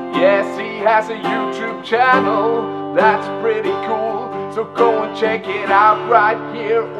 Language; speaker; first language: English; non-native, fluent; Norwegian